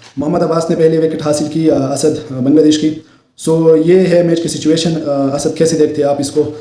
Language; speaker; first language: Urdu; native; Urdu